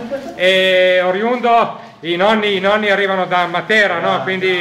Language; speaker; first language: Italian; native; Italian